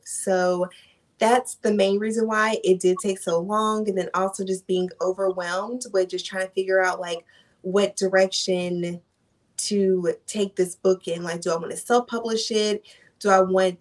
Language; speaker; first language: English; native; English